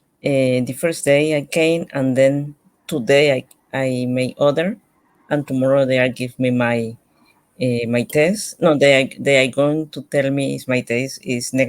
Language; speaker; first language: English; non-native, learner; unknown